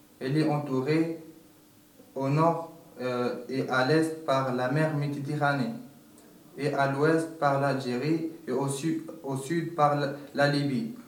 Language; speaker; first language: French; non-native, local second language; Arabic